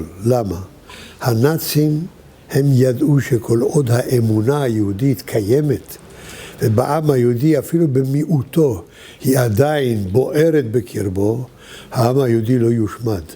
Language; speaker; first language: Hebrew; early bilingual, other home language; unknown